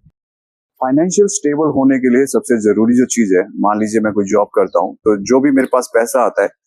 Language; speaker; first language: Hindi; native; Hindi